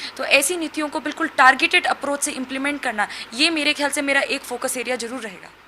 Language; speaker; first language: Hindi; native; Hindi